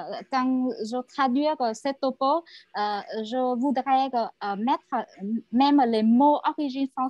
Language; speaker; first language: French; non-native, fluent; Vietnamese